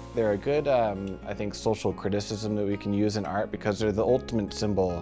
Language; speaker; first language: English; native; English